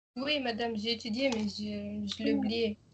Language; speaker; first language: French; non-native, learner; Arabic